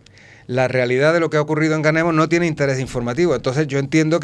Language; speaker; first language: Spanish; native; Spanish